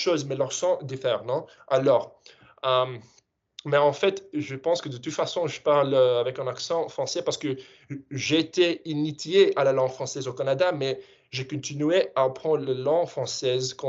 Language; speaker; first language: French; non-native, fluent; English